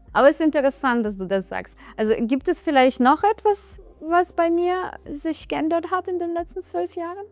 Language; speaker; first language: German; non-native, fluent; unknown